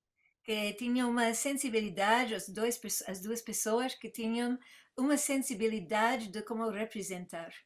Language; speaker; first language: Portuguese; non-native, fluent; English